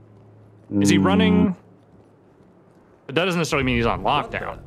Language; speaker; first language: English; native; English